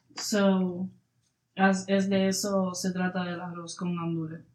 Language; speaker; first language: Spanish; native; Spanish